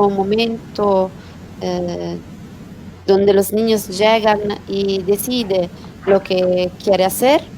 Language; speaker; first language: Spanish; non-native, learner; Italian